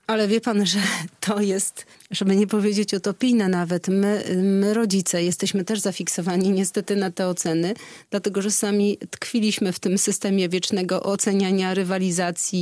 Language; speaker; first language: Polish; native; Polish